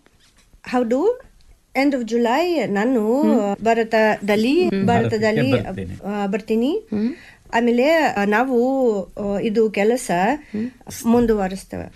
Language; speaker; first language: Kannada; non-native, learner; Russian